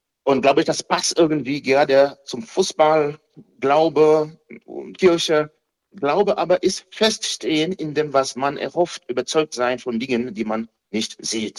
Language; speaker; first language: German; non-native, fluent; Haitian Creole